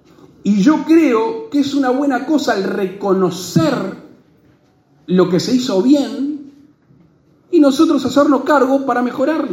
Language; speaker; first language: Spanish; native; Spanish